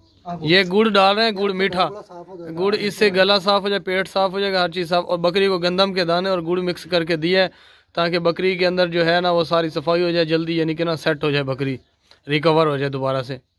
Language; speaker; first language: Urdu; non-native, local second language; Punjabi